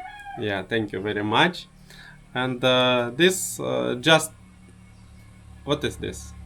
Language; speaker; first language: English; non-native, learner; Russian